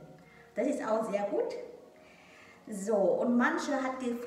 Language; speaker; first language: German; non-native, learner; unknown